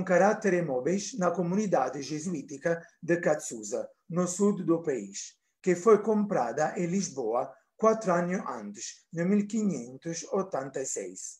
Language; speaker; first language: Portuguese; non-native, fluent; Italian